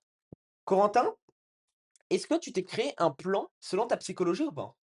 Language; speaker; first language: French; native; French